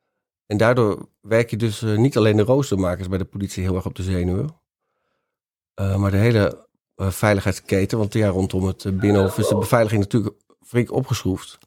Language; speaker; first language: Dutch; native; Dutch